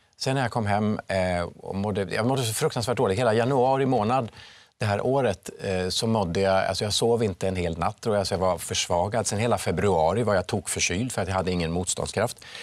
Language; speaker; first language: Swedish; early bilingual, other home language; Finnish